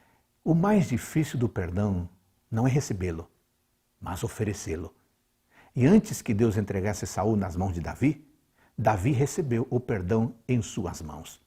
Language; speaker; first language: Portuguese; native; Portuguese